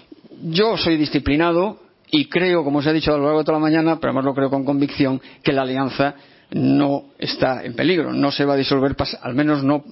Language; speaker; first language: Spanish; native; Spanish